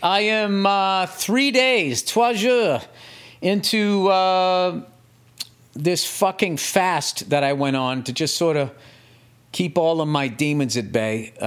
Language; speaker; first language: English; native; English